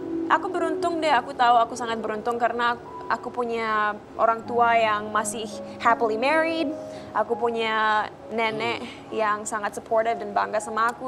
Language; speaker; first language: Indonesian; early bilingual, heritage; Indonesian